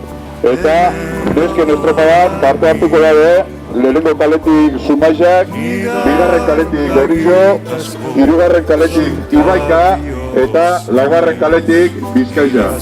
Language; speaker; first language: Basque; native; Basque